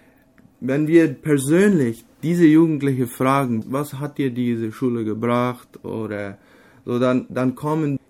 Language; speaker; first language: German; non-native, local second language; Low German